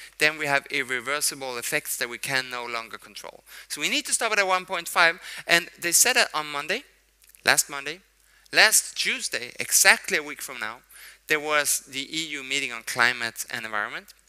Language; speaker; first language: English; non-native, fluent; Swedish